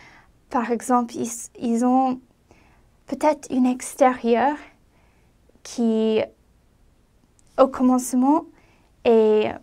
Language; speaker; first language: French; non-native, fluent; English